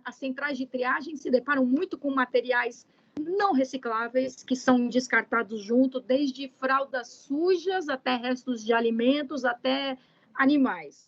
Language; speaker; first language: Portuguese; native; Portuguese